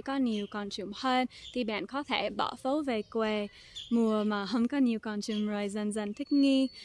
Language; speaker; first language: Vietnamese; non-native, fluent; English